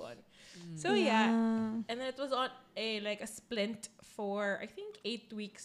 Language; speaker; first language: English; non-native, local second language; Filipino